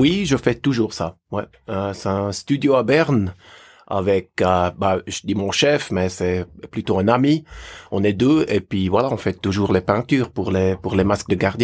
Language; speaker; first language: French; native; French